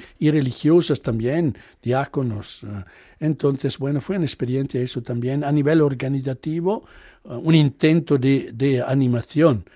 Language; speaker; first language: Spanish; native; Spanish